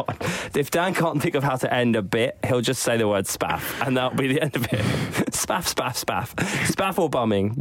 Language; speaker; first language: English; native; English